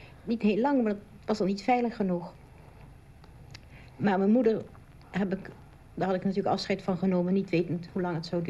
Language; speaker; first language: Dutch; native; Dutch